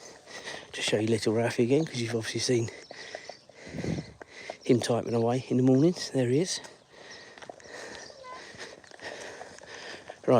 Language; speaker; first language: English; native; English